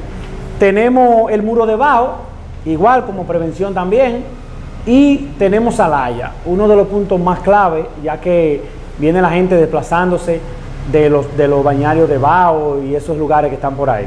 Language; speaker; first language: Spanish; native; Spanish